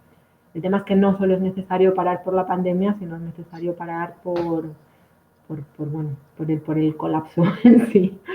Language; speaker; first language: Spanish; native; Spanish